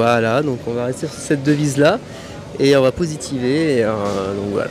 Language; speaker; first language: French; native; French